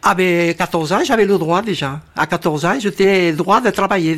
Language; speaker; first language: French; non-native, fluent; Spanish